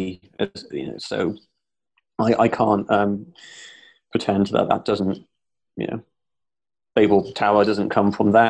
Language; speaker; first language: English; native; English